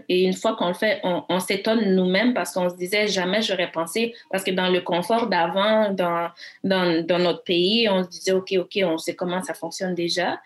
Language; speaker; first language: French; early bilingual, other home language; Haitian Creole